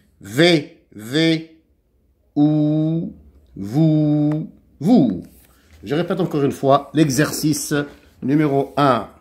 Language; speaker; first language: French; non-native, local second language; Arabic